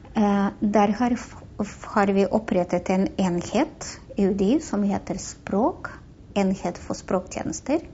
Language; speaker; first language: Norwegian; non-native, fluent; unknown